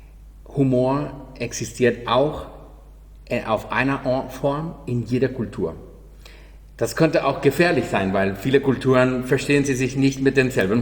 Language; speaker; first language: German; non-native, learner; Spanish